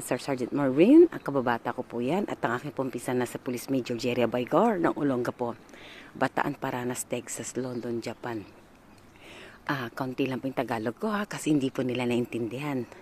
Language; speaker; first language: Japanese; non-native, learner; Filipino